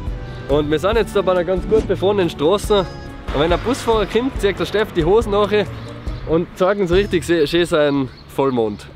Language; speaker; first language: German; native; German